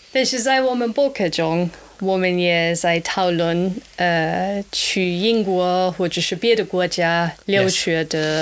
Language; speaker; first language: Chinese; non-native, fluent; German